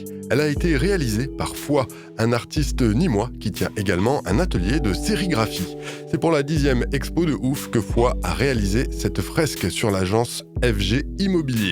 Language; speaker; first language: French; native; French